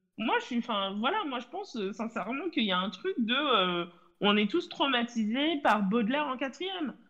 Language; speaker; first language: French; native; French